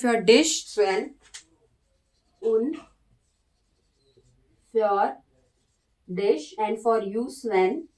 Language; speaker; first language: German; non-native, learner; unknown